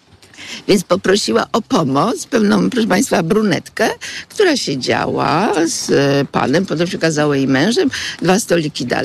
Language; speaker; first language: Polish; native; Polish